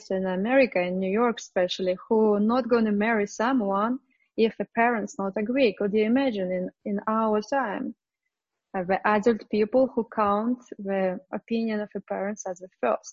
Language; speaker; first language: English; non-native, fluent; Russian